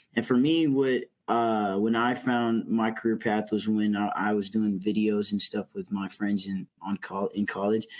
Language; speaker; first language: English; native; English